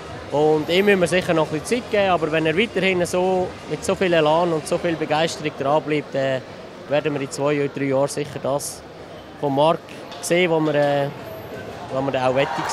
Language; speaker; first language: German; native; German